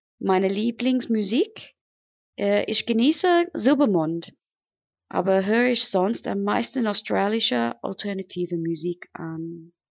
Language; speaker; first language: German; non-native, fluent; English